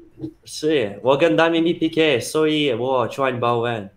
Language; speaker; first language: Chinese; non-native, learner; Russian